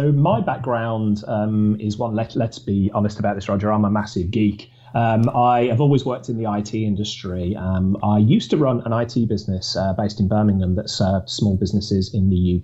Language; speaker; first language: English; native; English